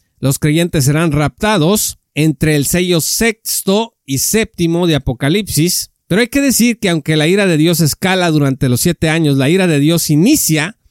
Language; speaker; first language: Spanish; native; Spanish